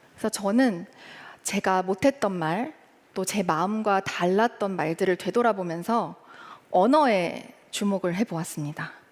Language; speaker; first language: Korean; early bilingual, heritage; Korean